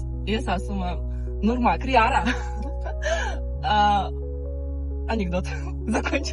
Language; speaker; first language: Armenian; non-native, learner; Russian